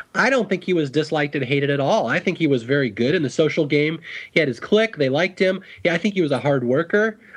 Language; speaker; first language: English; native; English